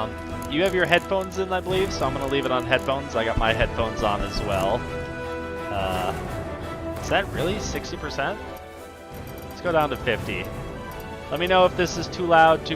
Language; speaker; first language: English; native; English